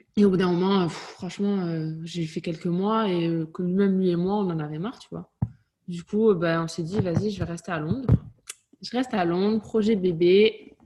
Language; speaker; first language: French; native; French